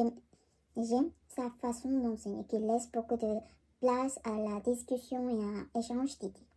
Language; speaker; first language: French; non-native, learner; Korean